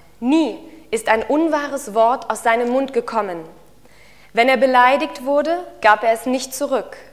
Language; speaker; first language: German; native; German